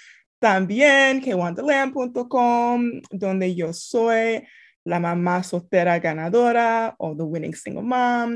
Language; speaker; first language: Spanish; non-native, fluent; English